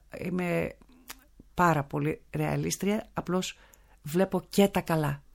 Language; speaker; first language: Greek; early bilingual, heritage; Greek